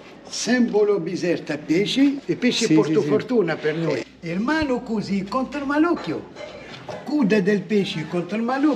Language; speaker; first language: Italian; non-native, learner; Arabic